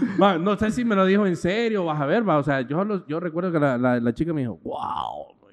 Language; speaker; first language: Spanish; native; Spanish